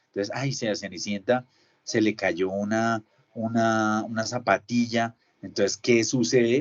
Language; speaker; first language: Spanish; native; Spanish